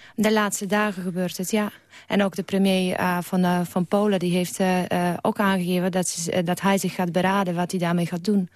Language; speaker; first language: Dutch; non-native, fluent; Polish